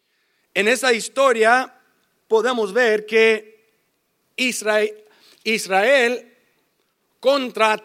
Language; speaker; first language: Spanish; early bilingual, heritage; English